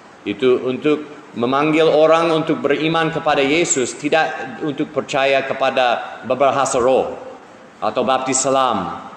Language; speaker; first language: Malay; non-native, fluent; English